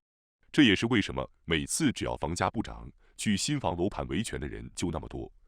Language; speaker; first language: Chinese; native; Chinese